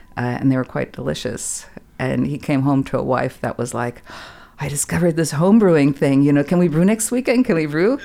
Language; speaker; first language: English; non-native, fluent; German